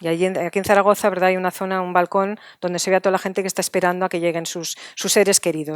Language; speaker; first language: Spanish; native; Spanish